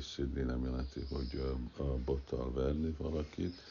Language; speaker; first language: Hungarian; early bilingual, heritage; Hungarian